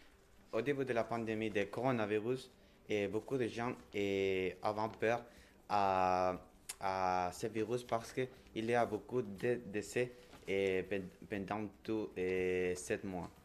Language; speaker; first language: French; non-native, learner; Spanish